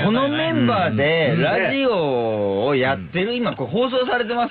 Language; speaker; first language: Japanese; native; Japanese